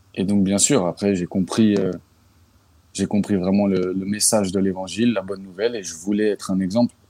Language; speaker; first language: French; native; French